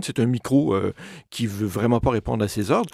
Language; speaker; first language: French; native; French